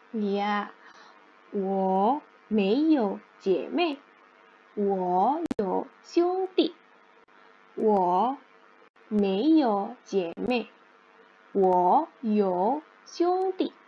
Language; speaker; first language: Chinese; non-native, fluent; Indonesian